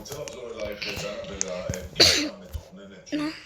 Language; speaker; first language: Hebrew; native; Hebrew